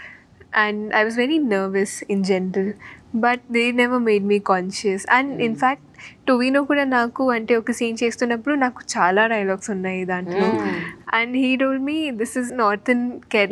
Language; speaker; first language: Telugu; non-native, fluent; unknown